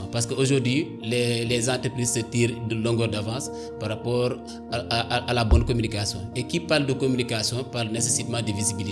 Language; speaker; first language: French; non-native, local second language; Wolof